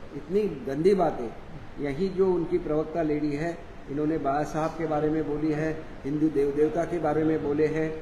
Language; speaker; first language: Hindi; non-native, local second language; Marathi